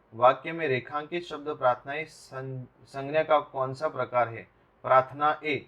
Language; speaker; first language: Hindi; non-native, local second language; Gujarati